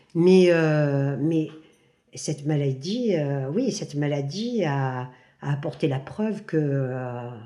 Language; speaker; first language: French; native; French